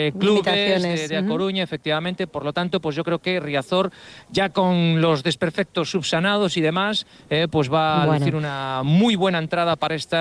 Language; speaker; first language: Spanish; native; Spanish